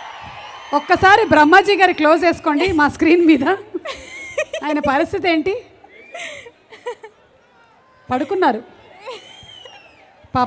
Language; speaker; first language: Telugu; native; Telugu